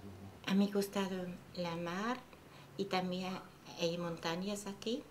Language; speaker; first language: Spanish; non-native, learner; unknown